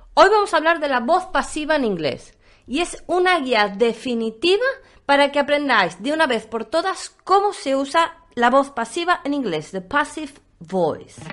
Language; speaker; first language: Spanish; native; Spanish